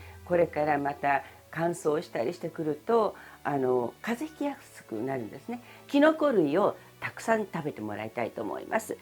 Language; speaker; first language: Japanese; early bilingual, other home language; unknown